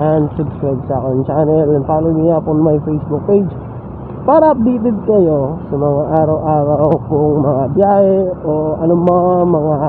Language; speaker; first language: Filipino; non-native, local second language; Cebuano